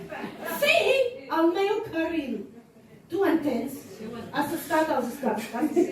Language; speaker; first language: Catalan; non-native, fluent; English